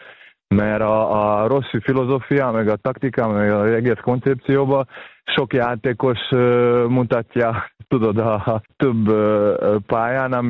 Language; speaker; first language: Hungarian; non-native, fluent; Serbian